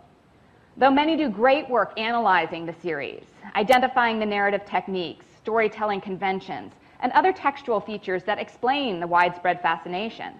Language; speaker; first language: English; native; English